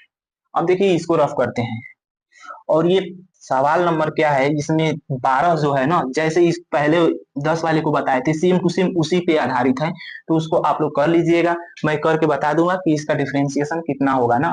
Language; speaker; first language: Hindi; native; Hindi